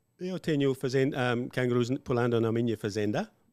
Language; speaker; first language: Portuguese; non-native, learner; English